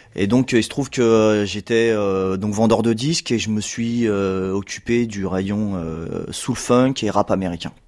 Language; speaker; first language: French; native; French